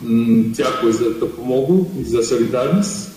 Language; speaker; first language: Ukrainian; non-native, fluent; Georgian